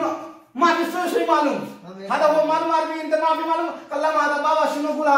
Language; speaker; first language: Arabic; non-native, learner; Hindi